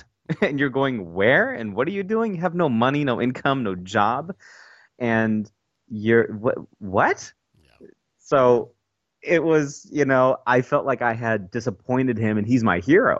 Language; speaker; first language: English; native; English